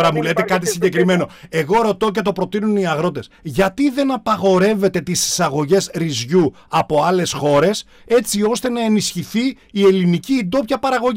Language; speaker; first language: Greek; native; Greek